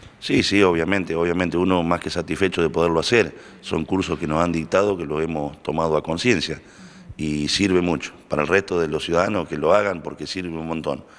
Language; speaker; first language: Spanish; native; Spanish